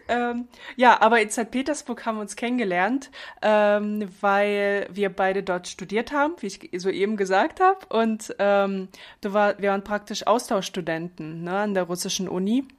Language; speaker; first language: German; early bilingual, other home language; Russian